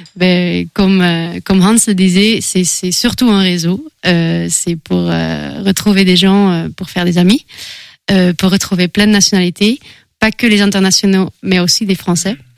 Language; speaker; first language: French; non-native, fluent; Dutch